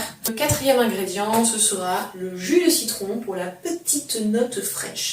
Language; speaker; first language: French; native; French